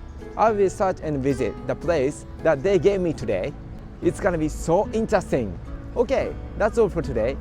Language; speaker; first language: English; non-native, learner; Japanese